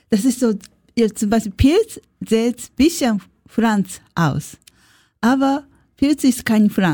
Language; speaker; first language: German; non-native, learner; Japanese